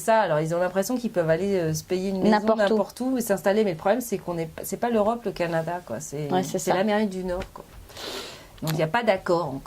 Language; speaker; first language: French; native; French